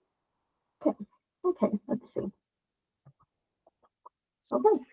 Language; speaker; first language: English; non-native, fluent; Portuguese